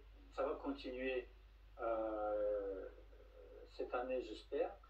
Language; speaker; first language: French; non-native, fluent; Russian